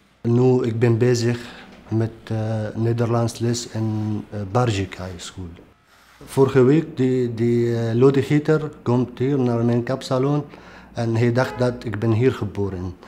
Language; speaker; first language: Dutch; non-native, learner; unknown